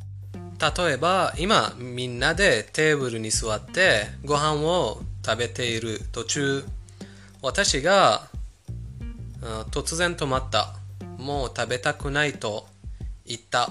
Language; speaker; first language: Japanese; non-native, fluent; Persian